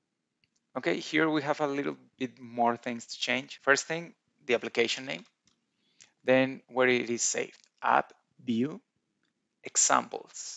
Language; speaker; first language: English; non-native, fluent; Spanish